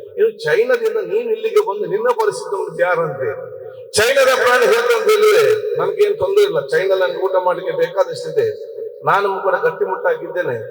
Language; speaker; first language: Kannada; non-native, local second language; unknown